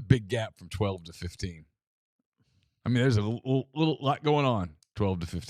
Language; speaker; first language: English; native; English